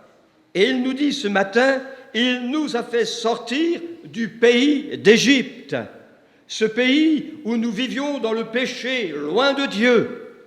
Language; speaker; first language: French; native; French